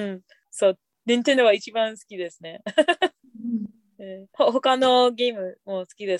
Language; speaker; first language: Japanese; non-native, fluent; English